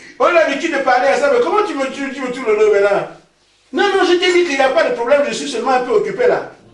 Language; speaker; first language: French; non-native, local second language; Basaa